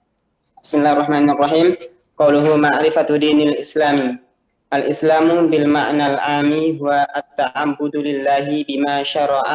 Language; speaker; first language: Arabic; non-native, learner; Indonesian